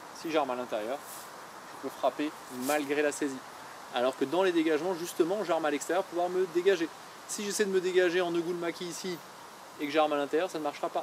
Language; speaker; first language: French; native; French